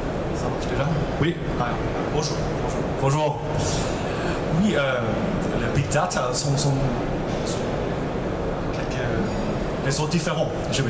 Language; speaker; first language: French; non-native, local second language; German